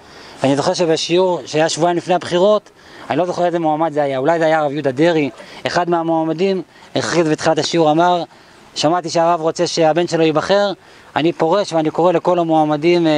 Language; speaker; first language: Hebrew; native; Hebrew